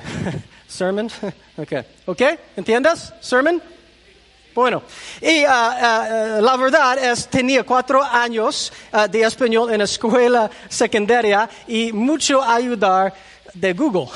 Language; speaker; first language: Spanish; non-native, learner; English